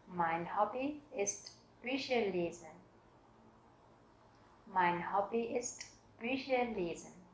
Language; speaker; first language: German; non-native, fluent; Vietnamese